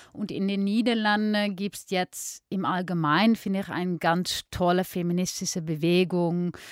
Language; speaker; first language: German; non-native, fluent; Dutch